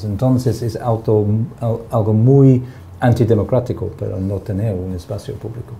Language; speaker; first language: Spanish; non-native, fluent; English